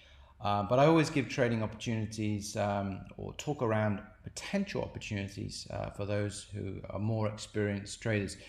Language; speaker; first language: English; native; English